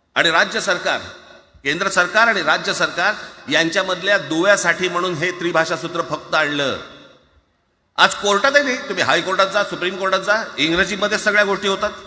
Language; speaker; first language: Marathi; native; Marathi